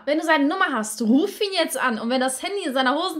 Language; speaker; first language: German; early bilingual, other home language; Albanian